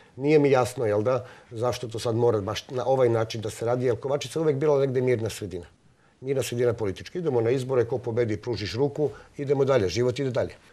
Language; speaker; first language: Serbian; non-native, local second language; Slovak